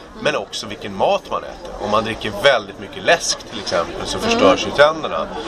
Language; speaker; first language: Swedish; native; Swedish